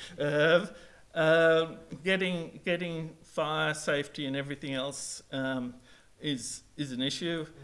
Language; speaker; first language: English; native; English